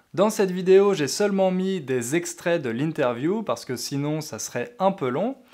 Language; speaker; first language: French; native; French